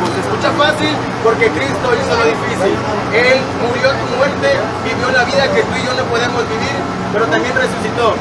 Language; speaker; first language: Spanish; native; Spanish